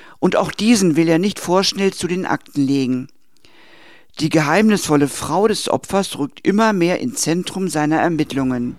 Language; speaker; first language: German; native; German